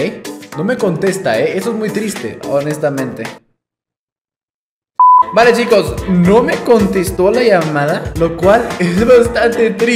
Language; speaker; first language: Spanish; native; Spanish